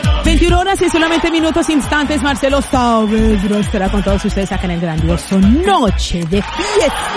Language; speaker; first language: Spanish; native; Spanish